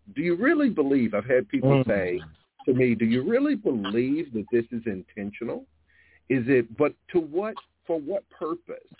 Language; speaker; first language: English; native; English